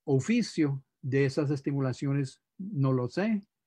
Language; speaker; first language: Spanish; non-native, fluent; English